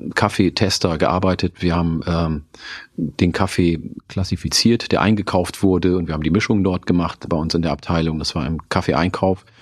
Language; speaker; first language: German; non-native, local second language; Oromo